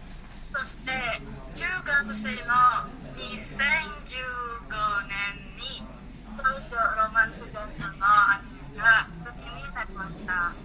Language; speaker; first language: Japanese; non-native, learner; Indonesian